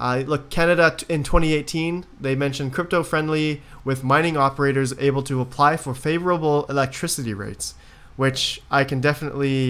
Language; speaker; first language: English; native; English